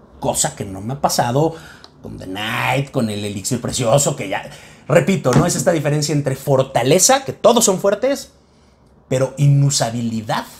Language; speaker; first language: Spanish; native; Spanish